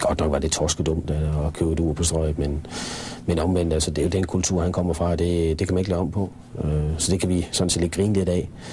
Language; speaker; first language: Danish; native; Danish